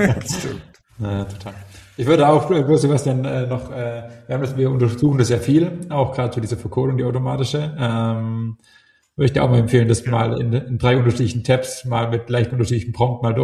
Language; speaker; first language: German; native; German